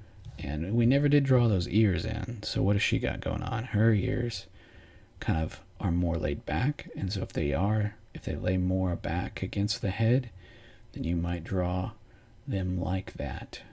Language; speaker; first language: English; native; English